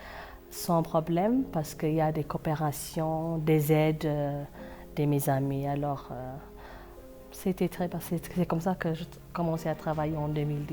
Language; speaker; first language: French; non-native, fluent; Amharic